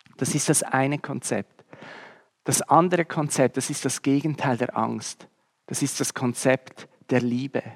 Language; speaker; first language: German; native; German